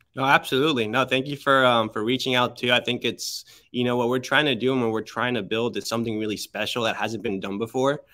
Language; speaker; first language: English; early bilingual, other home language; Spanish